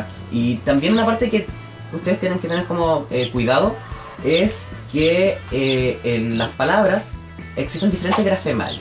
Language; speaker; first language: Spanish; native; Spanish